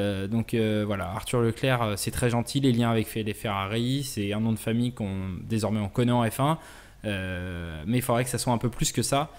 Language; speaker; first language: French; native; French